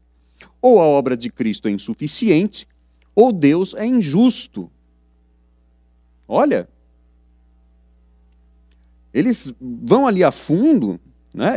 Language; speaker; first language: Portuguese; native; Portuguese